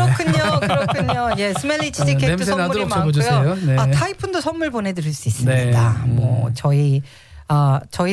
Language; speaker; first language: Korean; native; Korean